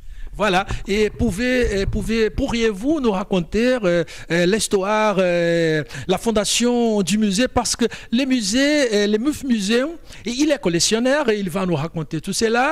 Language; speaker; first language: French; non-native, fluent; Portuguese